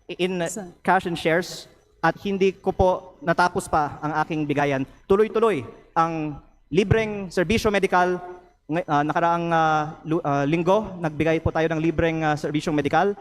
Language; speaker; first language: Filipino; native; Filipino